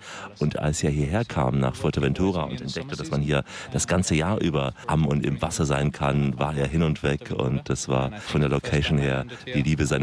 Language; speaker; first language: German; native; German